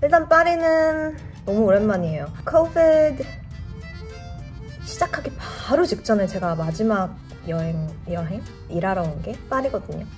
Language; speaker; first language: Korean; early bilingual, other home language; English